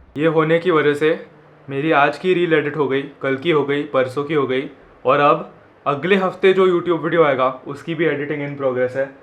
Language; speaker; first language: Hindi; non-native, local second language; Marathi